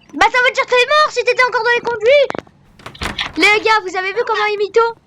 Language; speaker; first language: French; native; French